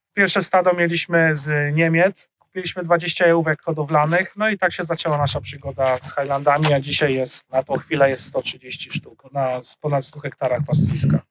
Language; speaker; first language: Polish; native; Polish